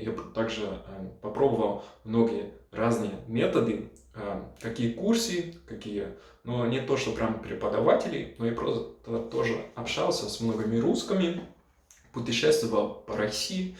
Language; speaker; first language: Russian; non-native, fluent; Dutch